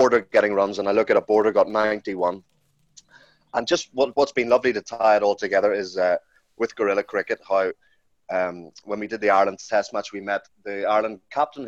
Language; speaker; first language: English; native; English